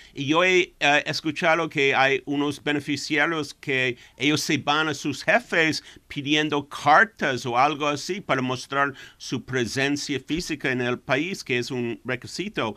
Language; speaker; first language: Spanish; non-native, fluent; English